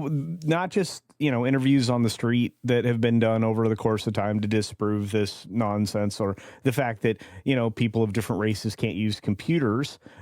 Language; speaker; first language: English; native; English